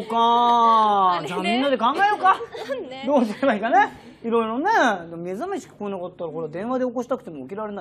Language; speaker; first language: Japanese; native; Japanese